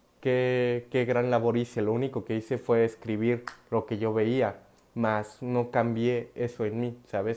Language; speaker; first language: Spanish; native; Spanish